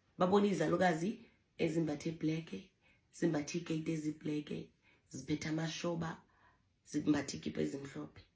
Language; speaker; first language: Zulu; non-native, local second language; Southern Sotho